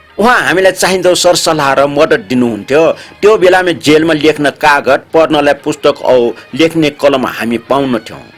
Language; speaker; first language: Nepali; non-native, local second language; Newari